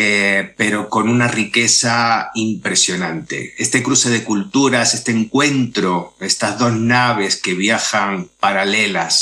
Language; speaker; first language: Spanish; native; Spanish